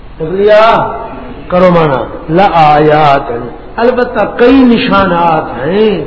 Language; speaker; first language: Urdu; non-native, local second language; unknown